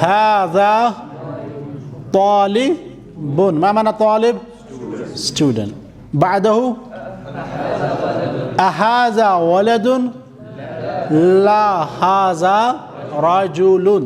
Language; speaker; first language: Arabic; non-native, fluent; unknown